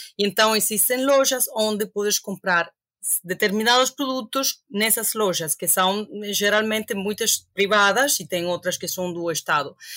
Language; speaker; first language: Portuguese; non-native, fluent; Spanish